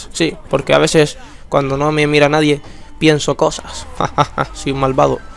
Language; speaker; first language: Spanish; native; Spanish